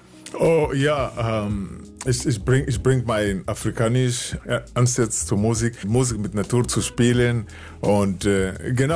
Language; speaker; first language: German; non-native, learner; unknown